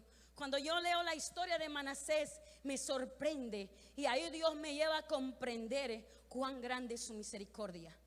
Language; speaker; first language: Spanish; native; Spanish